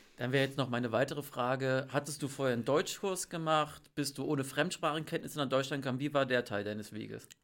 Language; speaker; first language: German; native; German